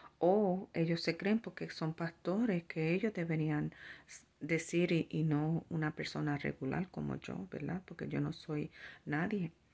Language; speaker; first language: Spanish; native; Spanish